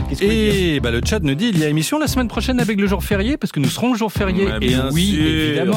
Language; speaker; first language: French; native; French